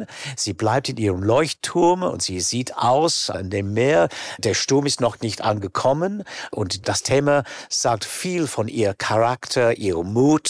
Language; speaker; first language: German; non-native, fluent; English